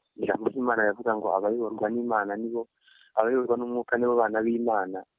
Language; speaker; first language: Kinyarwanda; early bilingual, heritage; Kinyarwanda